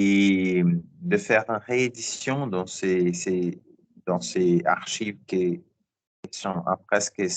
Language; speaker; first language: French; non-native, learner; Portuguese